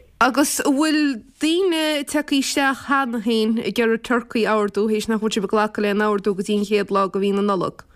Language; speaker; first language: Irish; native; Irish